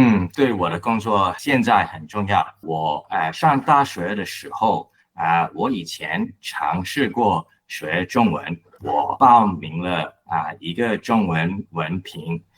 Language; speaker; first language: Chinese; non-native, learner; Cantonese